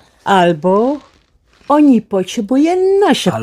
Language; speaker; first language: Polish; non-native, learner; Dutch